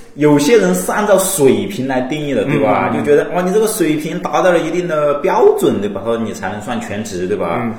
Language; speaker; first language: Chinese; native; Chinese